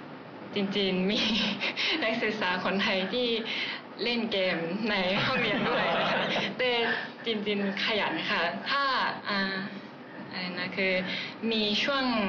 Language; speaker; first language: Thai; non-native, fluent; Japanese